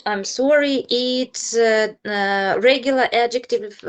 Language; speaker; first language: English; non-native, fluent; Ukrainian